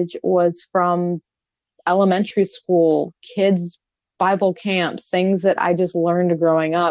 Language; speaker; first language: English; native; English